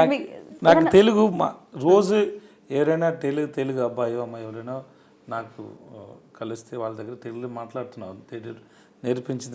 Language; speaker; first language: Telugu; non-native, learner; Tamil